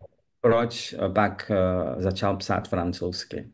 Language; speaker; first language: Czech; early bilingual, heritage; French